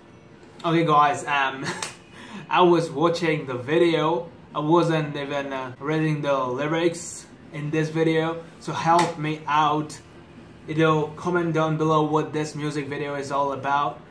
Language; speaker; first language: English; non-native, fluent; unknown